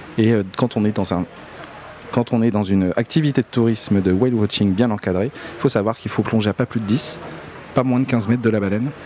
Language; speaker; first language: French; native; French